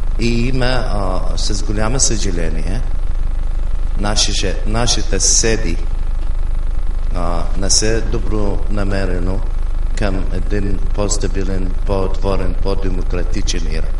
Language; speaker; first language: Bulgarian; non-native, fluent; Arabic